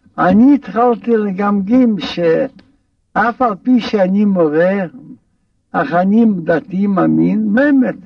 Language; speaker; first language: Hebrew; non-native, fluent; Russian